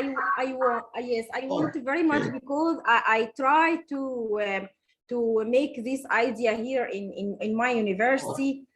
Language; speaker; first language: English; non-native, learner; Arabic